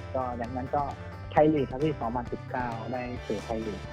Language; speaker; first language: Thai; native; Thai